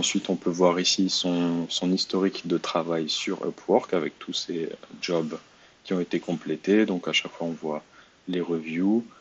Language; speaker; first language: French; native; French